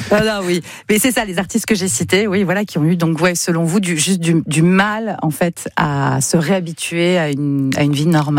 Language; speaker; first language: French; native; French